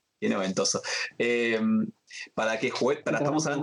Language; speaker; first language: Spanish; native; Spanish